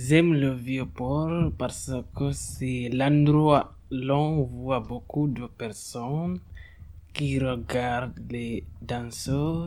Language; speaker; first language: French; non-native, learner; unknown